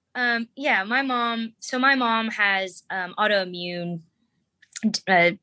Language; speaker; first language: English; native; English